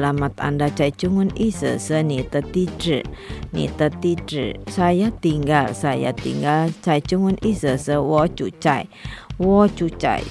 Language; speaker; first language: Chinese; non-native, fluent; Indonesian